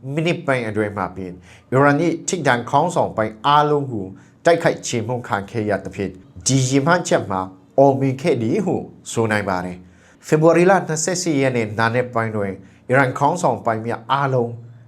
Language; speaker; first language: Burmese; non-native, local second language; Hakha Chin